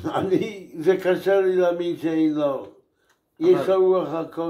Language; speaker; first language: Hebrew; non-native, fluent; English